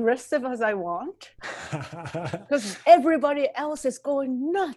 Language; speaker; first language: English; non-native, fluent; Japanese